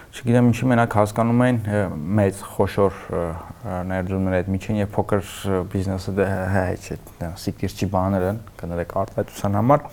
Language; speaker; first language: Armenian; native; Armenian